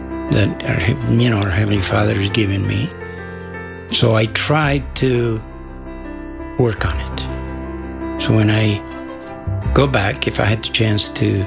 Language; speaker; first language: English; non-native, fluent; Spanish